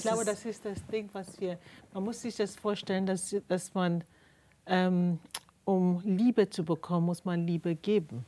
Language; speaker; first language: German; non-native, fluent; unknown